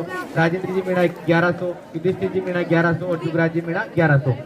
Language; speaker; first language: Hindi; native; Hindi